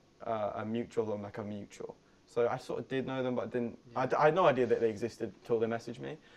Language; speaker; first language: English; native; English